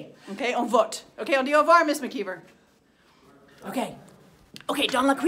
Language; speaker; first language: French; non-native, fluent; English